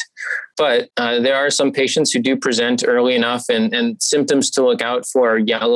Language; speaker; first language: English; native; English